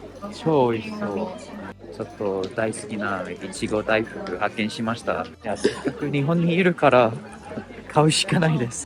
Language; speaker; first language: Japanese; non-native, fluent; English